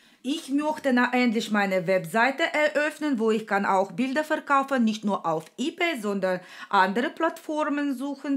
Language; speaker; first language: German; non-native, learner; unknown